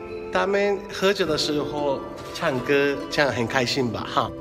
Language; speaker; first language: Chinese; non-native, fluent; Japanese